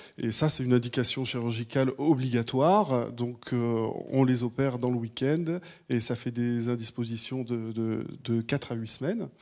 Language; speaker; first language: French; native; French